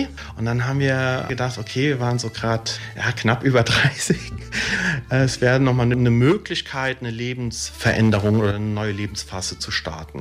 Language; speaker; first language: German; early bilingual, other home language; Italian